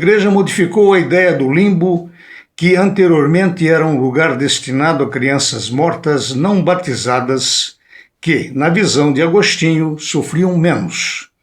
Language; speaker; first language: Portuguese; native; Portuguese